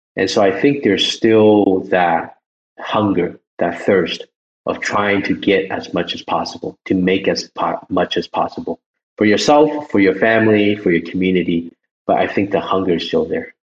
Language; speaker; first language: English; early bilingual, other home language; Chinese